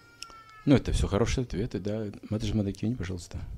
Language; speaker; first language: Russian; native; Russian